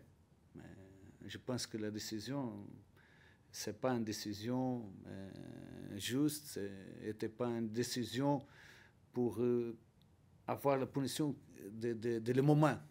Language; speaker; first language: French; non-native, learner; Portuguese